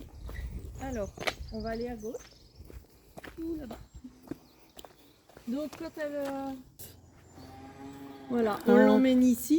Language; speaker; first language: French; native; French